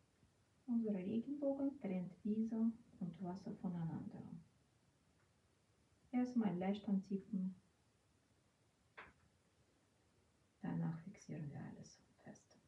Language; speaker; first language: German; non-native, fluent; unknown